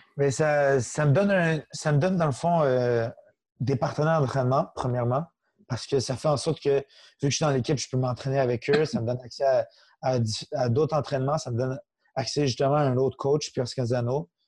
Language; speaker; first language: French; native; French